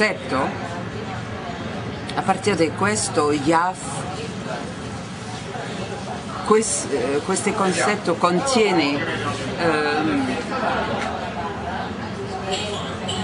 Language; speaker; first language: Italian; non-native, learner; French